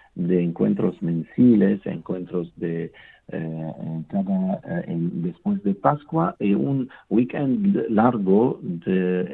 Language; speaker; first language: Spanish; non-native, fluent; Arabic